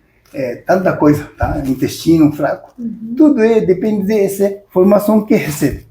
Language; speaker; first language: Portuguese; non-native, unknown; Japanese